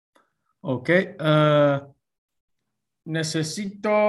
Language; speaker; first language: Spanish; non-native, learner; English